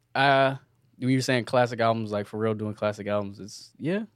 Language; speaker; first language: English; native; English